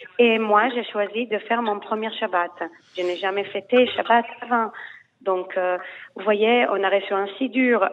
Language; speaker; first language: French; non-native, fluent; Hebrew